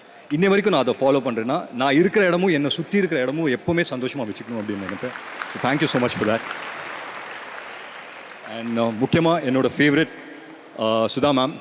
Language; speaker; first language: Tamil; native; Tamil